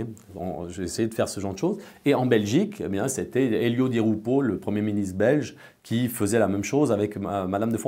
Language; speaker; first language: French; native; French